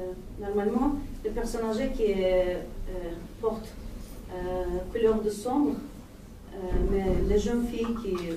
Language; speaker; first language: French; non-native, learner; Azerbaijani